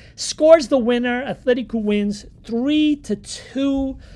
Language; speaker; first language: English; native; English